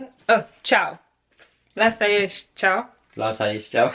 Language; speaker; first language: Amharic; non-native, learner; Arabic